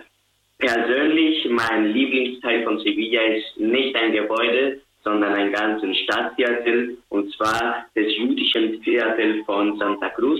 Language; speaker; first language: German; non-native, learner; Spanish